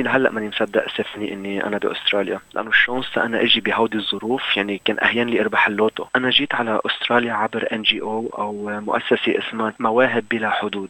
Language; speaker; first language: Arabic; native; Arabic